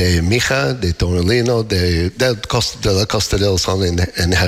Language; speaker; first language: Spanish; non-native, learner; English